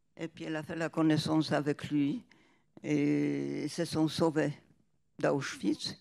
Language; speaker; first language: French; non-native, fluent; Polish